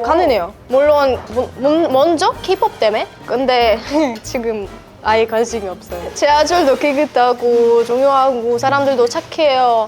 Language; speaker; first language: Korean; non-native, learner; Russian